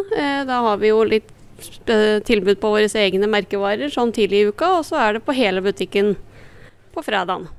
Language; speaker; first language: Norwegian; native; Norwegian